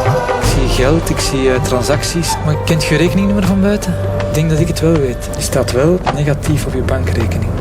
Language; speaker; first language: Dutch; native; Dutch